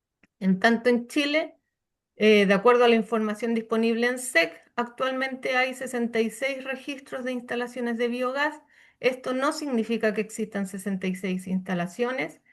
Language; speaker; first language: Spanish; native; Spanish